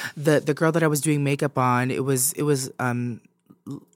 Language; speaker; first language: English; native; English